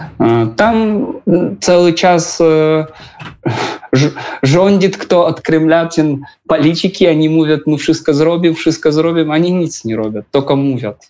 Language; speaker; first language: Polish; non-native, learner; Russian